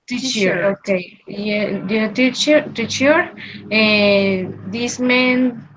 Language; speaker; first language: English; non-native, learner; Spanish